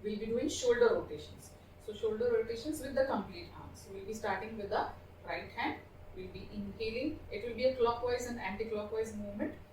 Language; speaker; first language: English; non-native, local second language; Marathi